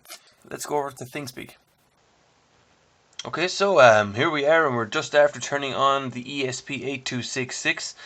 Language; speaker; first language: English; native; English